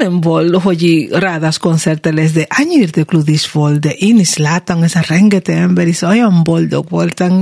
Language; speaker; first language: Hungarian; non-native, learner; Spanish